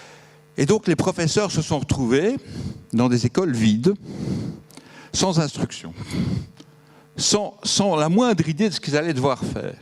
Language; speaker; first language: French; native; French